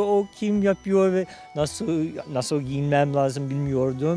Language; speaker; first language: Turkish; non-native, fluent; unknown